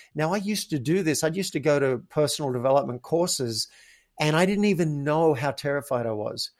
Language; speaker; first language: English; native; English